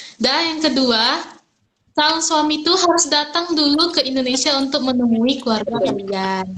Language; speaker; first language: Indonesian; native; Indonesian